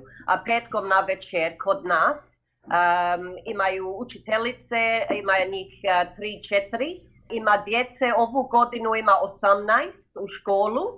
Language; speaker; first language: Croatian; early bilingual, heritage; Croatian